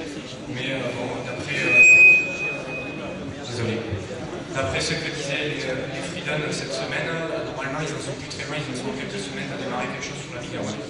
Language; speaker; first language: French; native; French